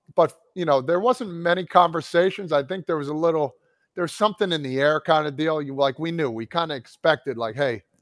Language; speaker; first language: English; native; English